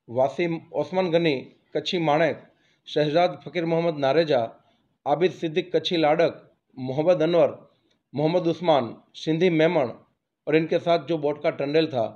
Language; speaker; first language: Hindi; non-native, local second language; Gujarati